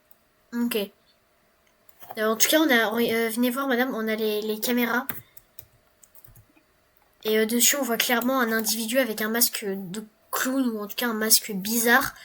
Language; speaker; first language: French; native; French